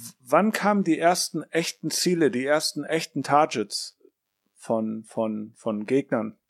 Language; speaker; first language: German; native; German